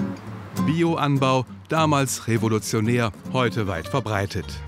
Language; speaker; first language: German; native; German